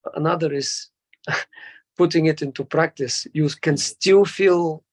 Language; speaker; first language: English; non-native, fluent; Bulgarian